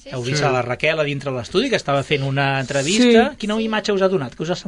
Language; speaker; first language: Catalan; native; Catalan